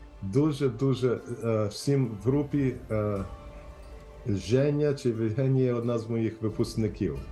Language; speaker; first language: Ukrainian; early bilingual, heritage; Ukrainian